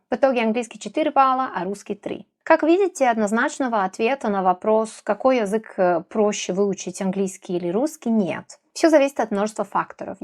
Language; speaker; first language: Russian; non-native, fluent; Serbian